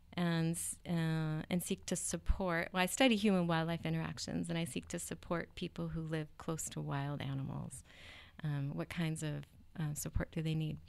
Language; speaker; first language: English; native; English